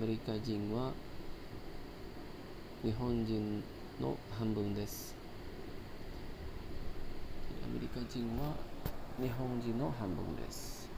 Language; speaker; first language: Japanese; non-native, learner; Indonesian